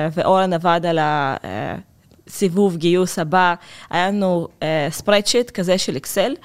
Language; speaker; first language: Hebrew; non-native, fluent; Russian